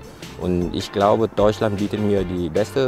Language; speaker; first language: German; non-native, fluent; Vietnamese